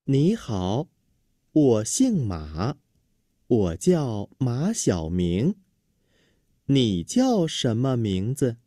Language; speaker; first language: Chinese; non-native, learner; Vietnamese